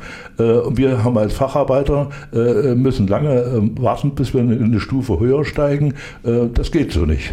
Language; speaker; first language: German; native; German